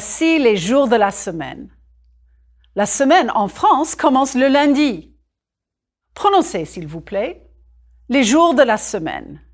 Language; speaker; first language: French; non-native, fluent; English